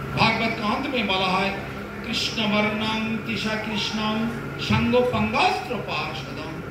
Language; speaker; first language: Hindi; non-native, local second language; Bangla